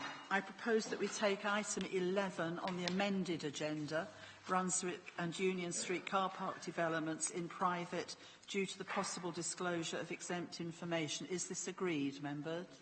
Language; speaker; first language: English; native; English